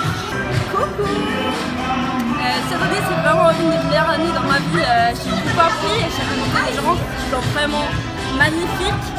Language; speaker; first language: French; non-native, learner; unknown